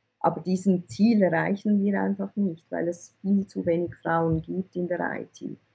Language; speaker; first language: German; early bilingual, other home language; Persian